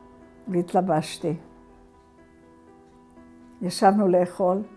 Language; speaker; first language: Hebrew; non-native, fluent; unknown